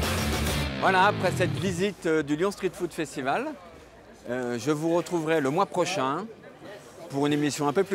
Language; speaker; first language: French; native; French